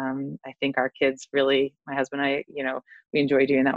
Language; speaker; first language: English; native; English